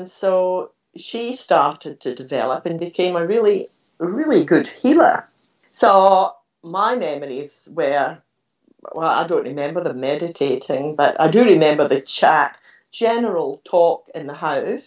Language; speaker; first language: English; native; English